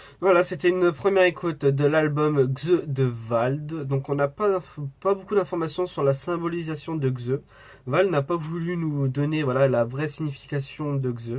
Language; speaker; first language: French; native; French